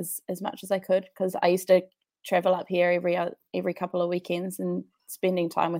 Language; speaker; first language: English; native; English